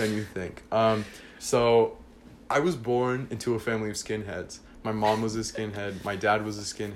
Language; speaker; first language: English; native; English